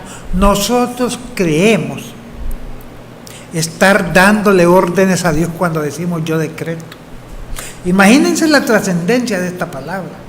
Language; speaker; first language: Spanish; native; Spanish